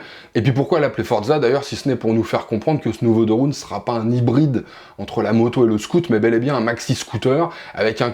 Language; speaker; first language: French; native; French